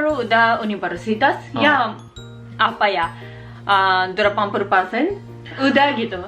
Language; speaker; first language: Indonesian; non-native, learner; Japanese